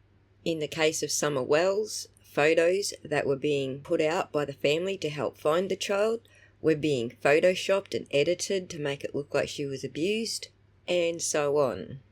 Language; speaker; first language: English; native; English